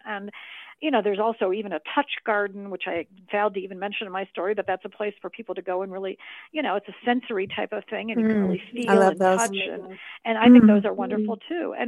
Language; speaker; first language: English; native; English